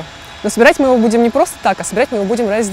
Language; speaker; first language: Russian; native; Russian